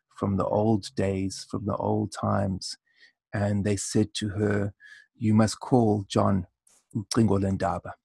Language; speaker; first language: English; native; English